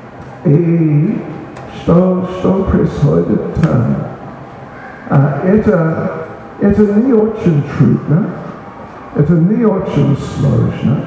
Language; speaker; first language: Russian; non-native, learner; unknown